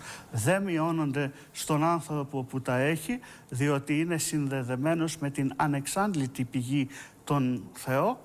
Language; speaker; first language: Greek; native; Greek